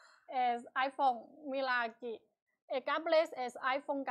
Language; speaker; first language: Spanish; non-native, learner; Chinese